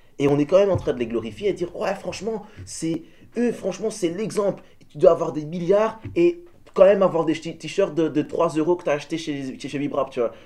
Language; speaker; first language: French; early bilingual, other home language; Dutch